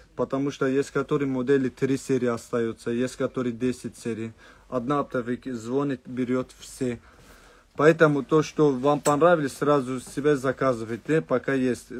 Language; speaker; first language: Russian; non-native, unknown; Turkish